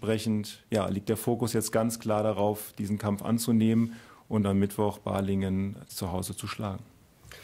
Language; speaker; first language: German; native; German